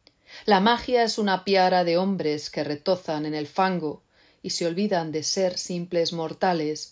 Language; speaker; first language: Spanish; native; Spanish